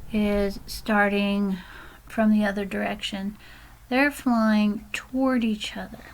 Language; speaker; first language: English; native; English